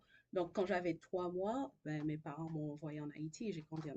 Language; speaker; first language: French; non-native, local second language; Haitian Creole